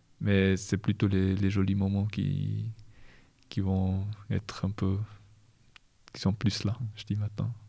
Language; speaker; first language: French; non-native, local second language; German